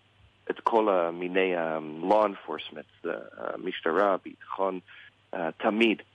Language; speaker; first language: Hebrew; non-native, learner; English